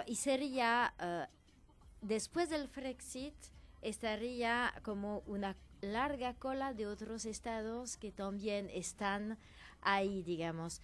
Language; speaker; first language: Spanish; non-native, fluent; French